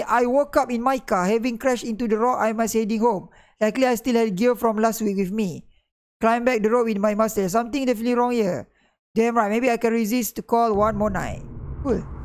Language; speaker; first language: English; non-native, local second language; Malay